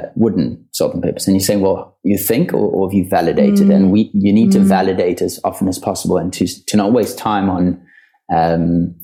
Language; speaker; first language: English; native; English